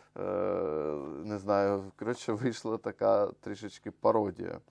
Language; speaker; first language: Ukrainian; native; Ukrainian